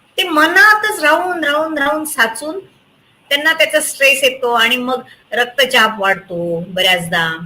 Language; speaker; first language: Marathi; native; Marathi